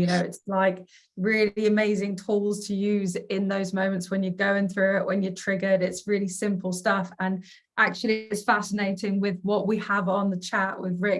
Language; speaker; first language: English; native; English